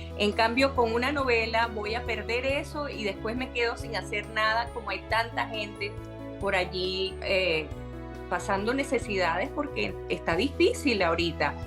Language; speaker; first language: Spanish; native; Spanish